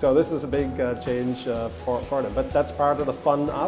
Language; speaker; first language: English; native; English